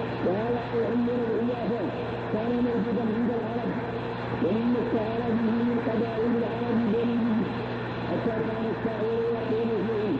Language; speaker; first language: Arabic; native; Arabic